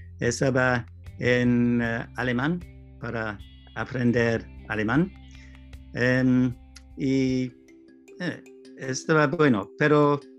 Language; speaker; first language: Spanish; non-native, learner; English